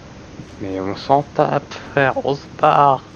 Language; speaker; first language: French; native; French